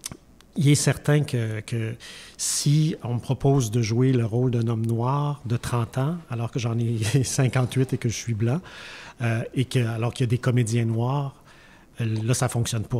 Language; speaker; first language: French; native; French